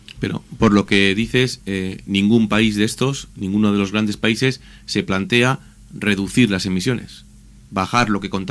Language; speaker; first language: Spanish; native; Spanish